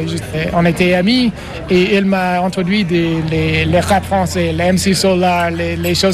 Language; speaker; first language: French; non-native, learner; English